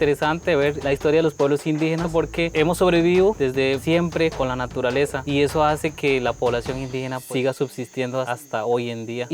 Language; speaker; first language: Spanish; non-native, local second language; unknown